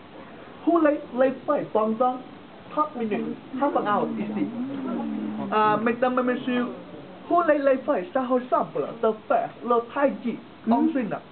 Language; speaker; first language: French; non-native, learner; Chinese